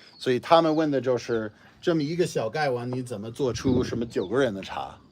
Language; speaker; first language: Chinese; non-native, fluent; English